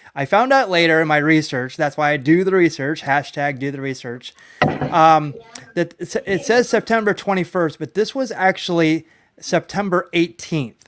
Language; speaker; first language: English; native; English